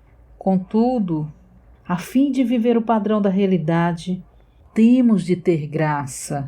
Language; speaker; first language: Portuguese; native; Portuguese